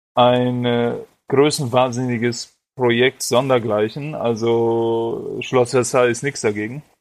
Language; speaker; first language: German; early bilingual, other home language; Romanian